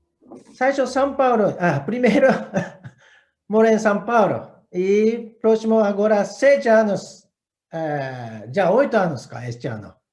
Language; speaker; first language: Portuguese; non-native, learner; Japanese